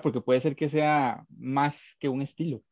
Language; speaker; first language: Spanish; native; Spanish